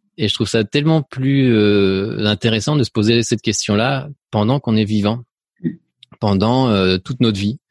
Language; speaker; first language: French; early bilingual, other home language; Spanish